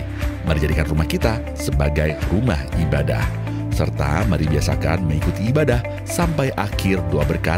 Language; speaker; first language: Indonesian; native; Indonesian